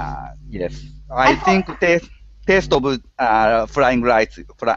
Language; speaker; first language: English; non-native, learner; Japanese